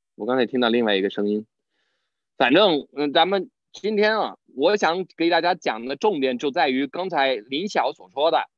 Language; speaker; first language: Chinese; non-native, fluent; English